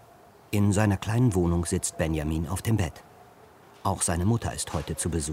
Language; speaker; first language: German; native; German